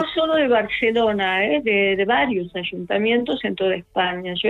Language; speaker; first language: Spanish; native; Spanish